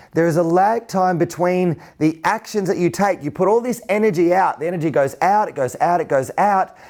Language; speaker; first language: English; native; English